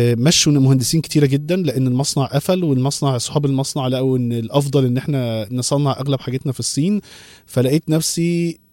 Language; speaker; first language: Arabic; early bilingual, heritage; Arabic